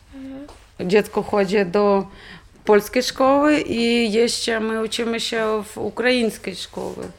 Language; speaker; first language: Polish; non-native, learner; Ukrainian